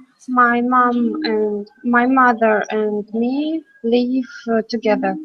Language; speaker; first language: English; non-native, learner; Russian